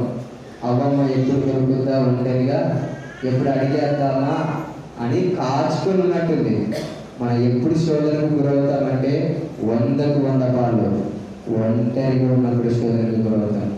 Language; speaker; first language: Telugu; native; Telugu